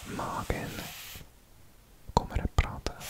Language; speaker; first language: Swedish; non-native, learner; English